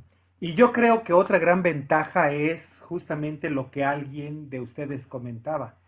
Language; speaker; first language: Spanish; native; Spanish